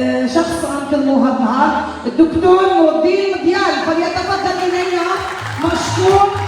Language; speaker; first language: Arabic; native; Arabic